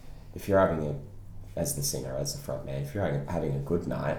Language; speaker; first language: English; native; English